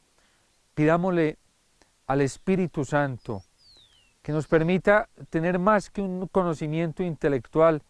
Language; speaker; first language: Spanish; native; Spanish